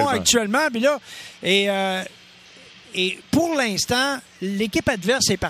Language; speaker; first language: French; native; French